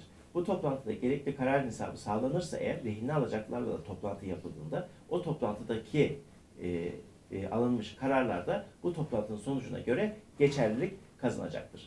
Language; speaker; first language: Turkish; native; Turkish